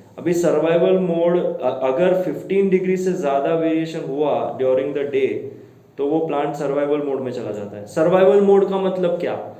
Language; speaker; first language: Hindi; non-native, local second language; Gujarati